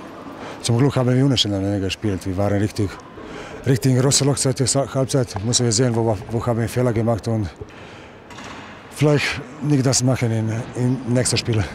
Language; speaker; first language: German; non-native, learner; Croatian